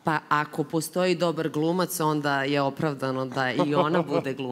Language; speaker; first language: Serbian; native; Serbian